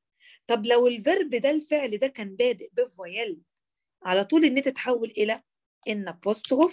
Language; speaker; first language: Arabic; native; Arabic